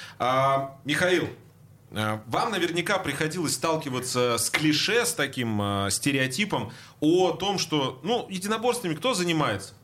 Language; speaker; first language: Russian; native; Russian